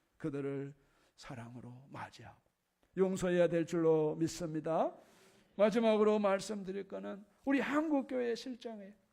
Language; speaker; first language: Korean; native; Korean